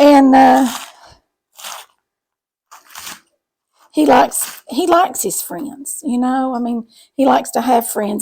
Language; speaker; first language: English; native; English